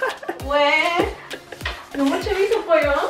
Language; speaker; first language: Korean; non-native, learner; Spanish